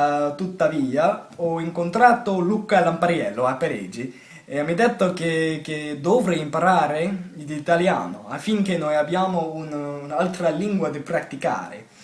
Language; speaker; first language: Italian; non-native, learner; English